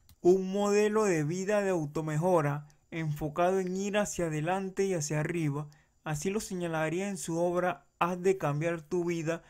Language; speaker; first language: Spanish; native; Spanish